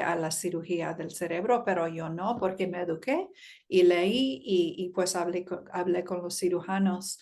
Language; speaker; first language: Spanish; early bilingual, heritage; Spanish